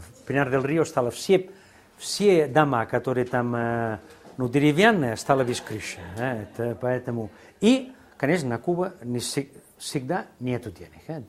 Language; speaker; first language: Russian; non-native, fluent; Spanish